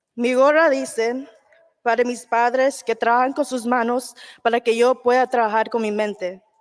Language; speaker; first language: Spanish; early bilingual, other home language; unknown